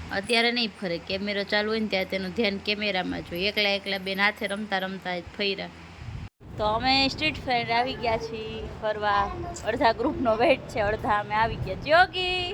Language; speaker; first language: Gujarati; native; Gujarati